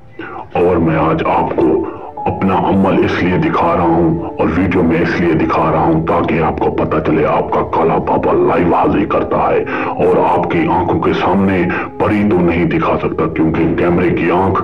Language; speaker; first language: Urdu; native; Urdu